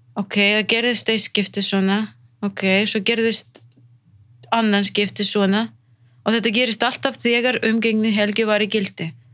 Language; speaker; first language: Icelandic; non-native, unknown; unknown